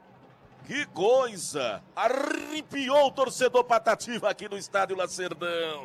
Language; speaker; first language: Portuguese; native; Portuguese